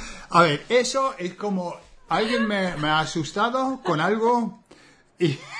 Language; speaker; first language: Spanish; non-native, fluent; English